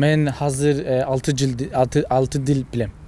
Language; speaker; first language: Kyrgyz; non-native, learner; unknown